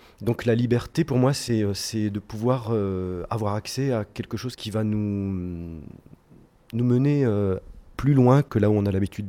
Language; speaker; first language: French; native; French